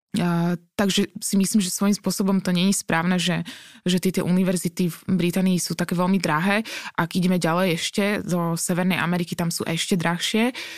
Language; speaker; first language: Slovak; native; Slovak